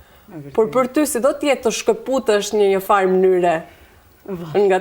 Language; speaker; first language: Albanian; native; Albanian